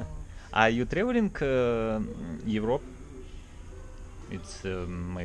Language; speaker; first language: English; non-native, learner; Russian